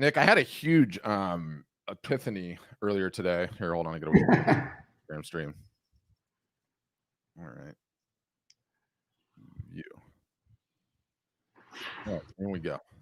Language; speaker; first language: English; native; English